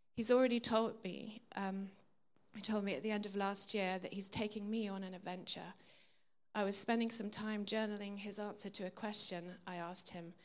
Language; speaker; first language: English; native; English